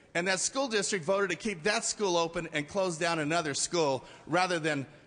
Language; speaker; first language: English; native; English